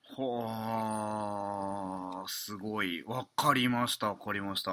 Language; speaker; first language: Japanese; native; Japanese